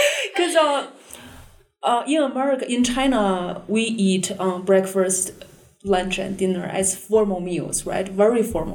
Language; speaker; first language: English; non-native, fluent; Chinese